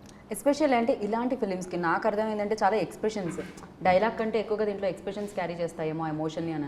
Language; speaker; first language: Telugu; native; Telugu